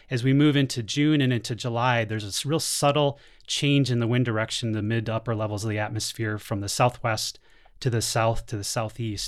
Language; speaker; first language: English; native; English